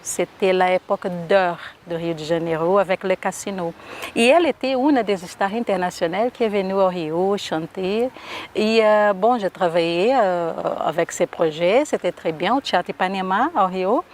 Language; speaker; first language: French; non-native, local second language; Portuguese